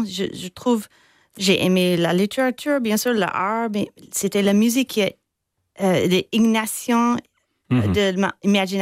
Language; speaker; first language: French; non-native, fluent; English